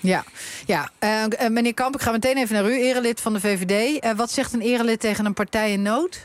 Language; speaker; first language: Dutch; native; Dutch